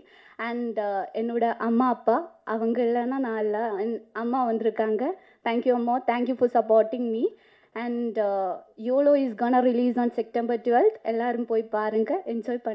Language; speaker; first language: Tamil; non-native, fluent; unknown